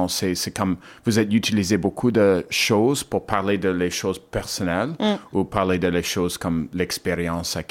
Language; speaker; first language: French; non-native, learner; English